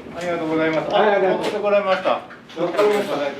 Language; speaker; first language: Japanese; native; Japanese